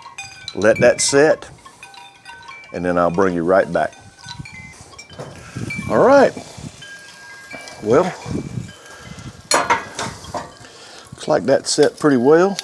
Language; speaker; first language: English; native; English